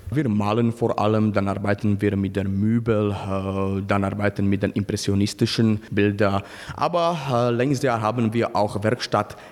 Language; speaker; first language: German; non-native, fluent; Slovak